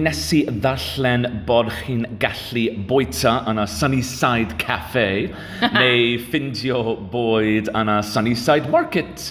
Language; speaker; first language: Welsh; non-native, learner; English